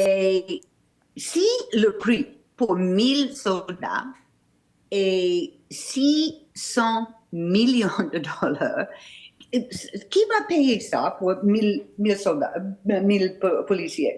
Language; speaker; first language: French; non-native, learner; English